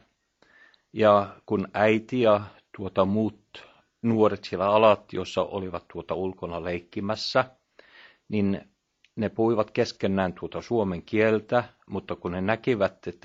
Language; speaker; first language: Finnish; early bilingual, heritage; Norwegian